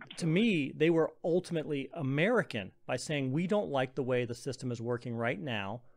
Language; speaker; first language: English; native; English